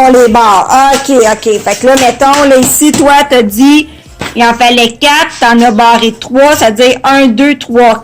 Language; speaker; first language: French; native; French